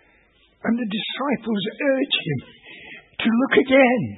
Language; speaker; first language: English; native; English